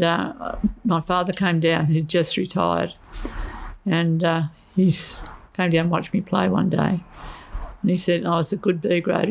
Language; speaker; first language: English; native; English